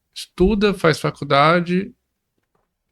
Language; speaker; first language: Portuguese; native; Portuguese